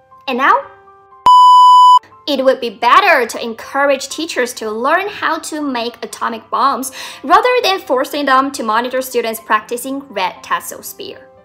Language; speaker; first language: English; non-native, fluent; Chinese